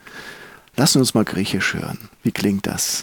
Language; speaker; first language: German; native; German